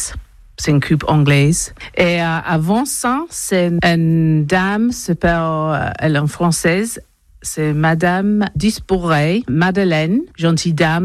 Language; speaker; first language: French; non-native, learner; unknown